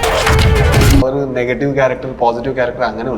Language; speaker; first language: Malayalam; non-native, local second language; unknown